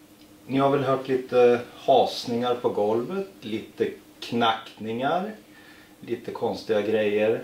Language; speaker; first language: Swedish; native; Swedish